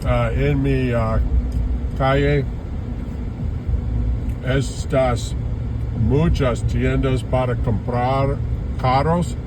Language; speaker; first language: Spanish; non-native, learner; English